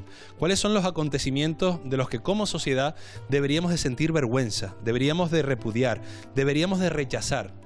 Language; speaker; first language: Spanish; native; Spanish